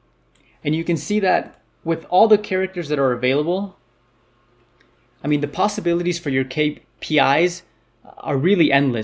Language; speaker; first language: English; native; English